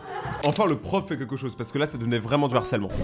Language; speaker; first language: French; native; French